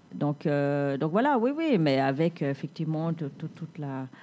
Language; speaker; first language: French; native; French